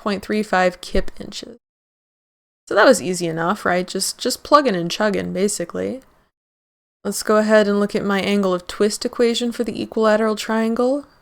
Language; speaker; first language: English; native; English